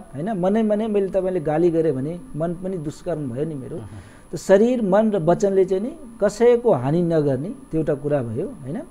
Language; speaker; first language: Nepali; non-native, local second language; Awadhi